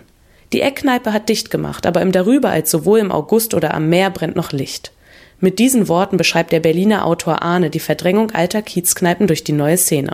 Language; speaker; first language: German; native; German